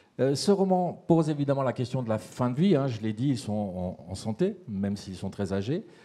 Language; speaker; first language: French; native; French